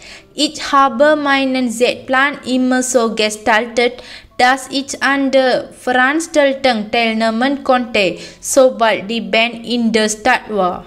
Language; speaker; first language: German; non-native, learner; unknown